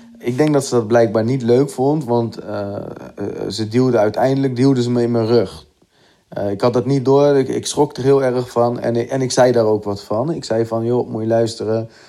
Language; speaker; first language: Dutch; early bilingual, other home language; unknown